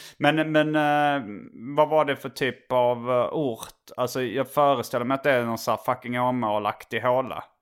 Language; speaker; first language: Swedish; native; Swedish